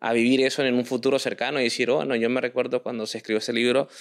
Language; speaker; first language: Spanish; early bilingual, heritage; Spanish